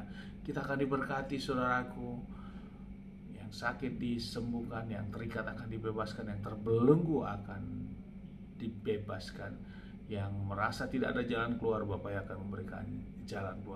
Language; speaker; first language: Indonesian; native; Indonesian